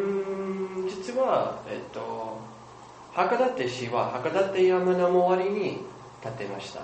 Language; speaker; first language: Japanese; non-native, learner; English